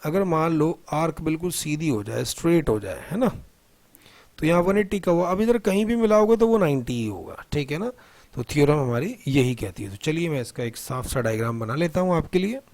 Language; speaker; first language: Hindi; native; Hindi